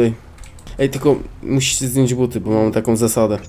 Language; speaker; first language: Polish; native; Polish